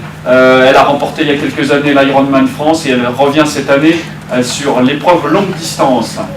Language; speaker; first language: French; native; French